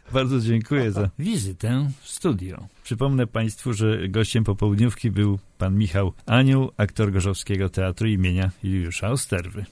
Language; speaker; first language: Polish; native; Polish